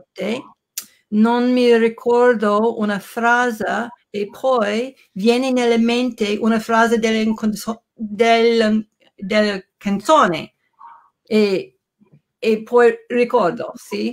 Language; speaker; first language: Italian; non-native, learner; English